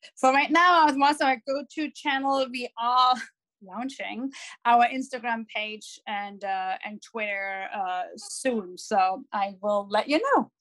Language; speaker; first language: English; non-native, fluent; German